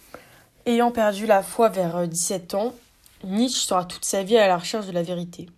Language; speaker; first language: French; native; French